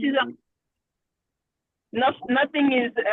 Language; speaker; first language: English; non-native, learner; French